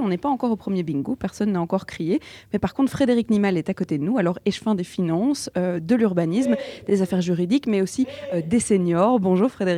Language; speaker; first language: French; native; French